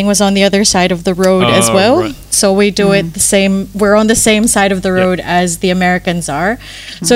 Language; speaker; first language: English; non-native, local second language; Filipino